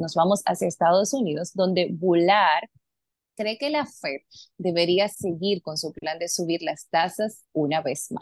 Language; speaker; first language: Spanish; native; Spanish